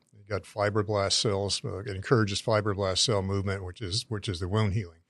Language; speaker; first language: English; native; English